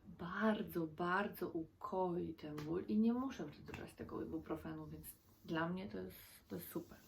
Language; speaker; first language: Polish; native; Polish